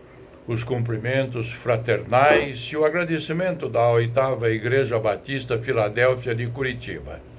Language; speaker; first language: Portuguese; native; Portuguese